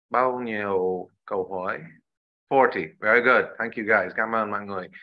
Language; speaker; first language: Vietnamese; non-native, learner; English